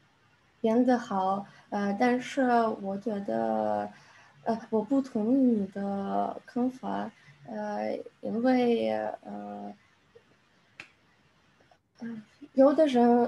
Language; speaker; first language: Chinese; non-native, learner; Russian